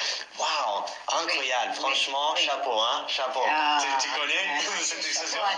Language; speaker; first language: French; non-native, fluent; English